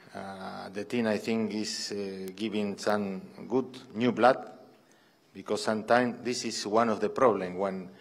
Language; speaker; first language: English; non-native, fluent; Spanish